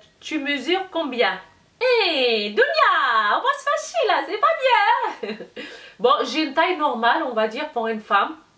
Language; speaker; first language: French; non-native, local second language; Arabic